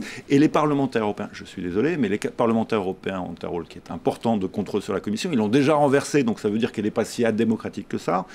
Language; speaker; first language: French; native; French